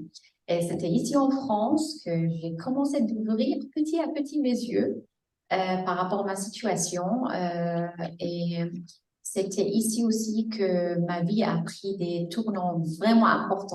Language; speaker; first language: French; non-native, fluent; Arabic